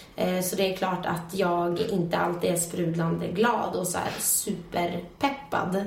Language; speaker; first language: Swedish; native; Swedish